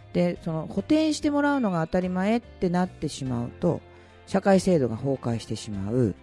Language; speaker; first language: Japanese; native; Japanese